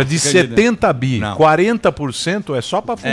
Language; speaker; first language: Portuguese; native; Portuguese